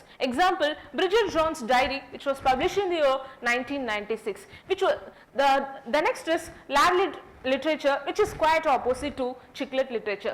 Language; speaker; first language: English; non-native, local second language; Tamil